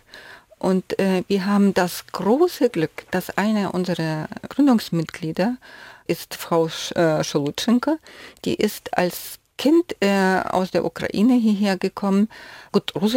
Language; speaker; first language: German; non-native, fluent; Ukrainian